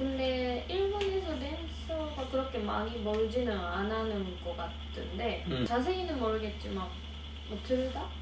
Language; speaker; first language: Korean; non-native, fluent; Japanese